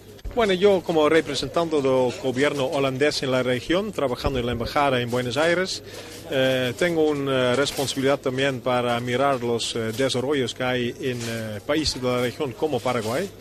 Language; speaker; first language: Spanish; non-native, fluent; Dutch